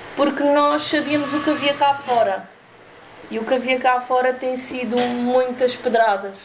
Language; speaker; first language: Portuguese; native; Portuguese